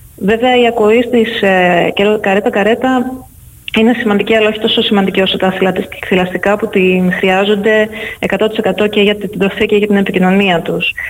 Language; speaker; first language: Greek; non-native, fluent; Dutch